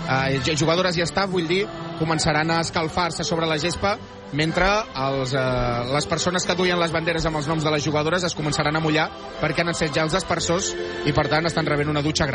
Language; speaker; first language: Catalan; native; Catalan